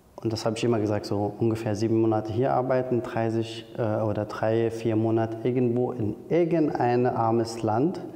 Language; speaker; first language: German; non-native, fluent; Arabic